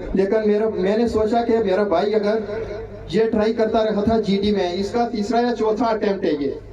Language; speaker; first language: Hindi; non-native, local second language; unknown